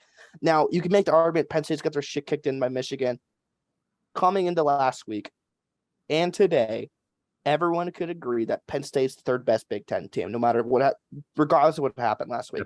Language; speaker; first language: English; native; English